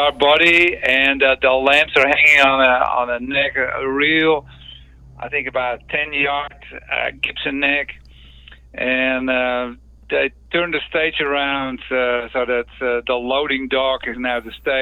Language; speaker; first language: English; non-native, fluent; Dutch